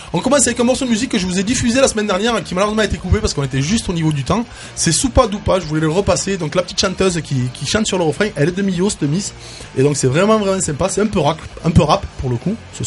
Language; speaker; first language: French; native; French